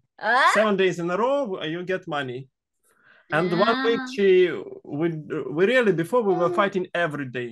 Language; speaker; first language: English; non-native, fluent; Russian